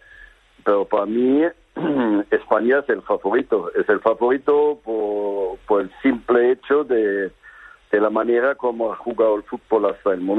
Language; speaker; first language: Spanish; non-native, fluent; German